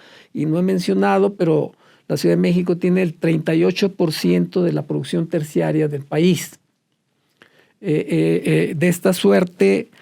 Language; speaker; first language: Spanish; native; Spanish